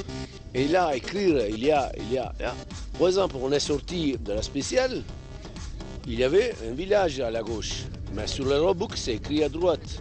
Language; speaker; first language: French; non-native, learner; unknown